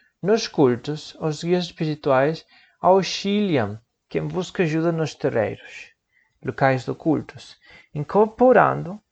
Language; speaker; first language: Portuguese; non-native, learner; Spanish